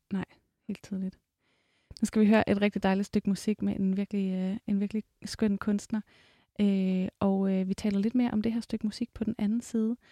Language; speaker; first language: Danish; native; Danish